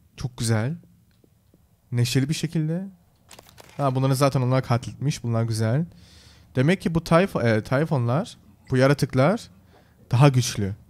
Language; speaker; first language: Turkish; early bilingual, heritage; Turkish